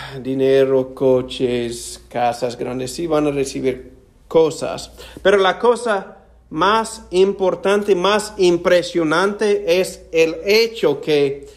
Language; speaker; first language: Spanish; non-native, fluent; English